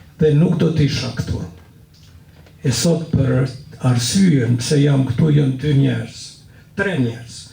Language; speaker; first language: Albanian; native; Albanian